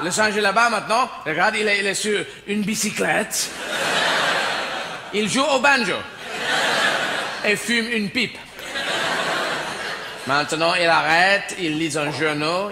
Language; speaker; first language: French; non-native, fluent; English